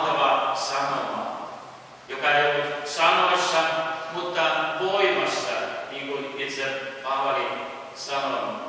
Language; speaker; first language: Finnish; early bilingual, heritage; Finnish